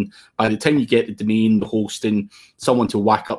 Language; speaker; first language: English; native; English